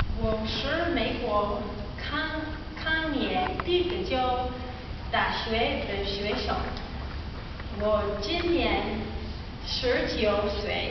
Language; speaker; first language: Chinese; non-native, learner; English